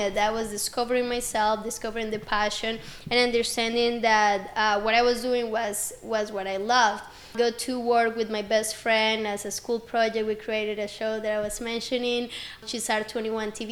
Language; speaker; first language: English; non-native, fluent; Spanish